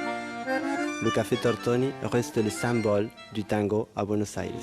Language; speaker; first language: French; non-native, fluent; Spanish